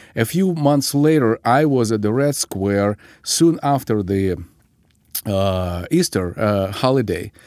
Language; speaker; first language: English; non-native, fluent; Ukrainian